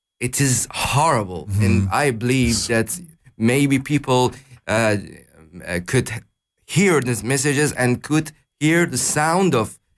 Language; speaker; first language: English; non-native, learner; Persian